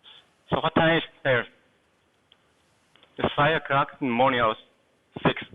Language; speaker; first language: English; non-native, learner; Chinese